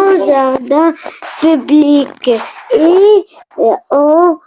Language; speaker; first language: French; non-native, learner; Arabic